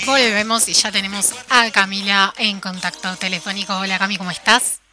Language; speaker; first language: Spanish; native; Spanish